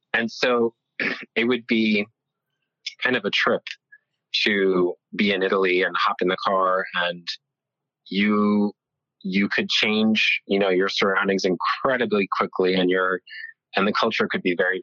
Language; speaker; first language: English; early bilingual, other home language; Italian